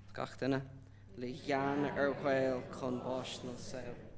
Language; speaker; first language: Irish; non-native, local second language; English